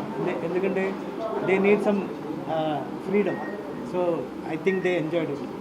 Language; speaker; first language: Telugu; non-native, learner; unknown